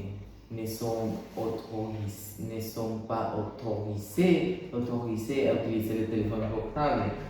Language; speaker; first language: French; non-native, learner; Spanish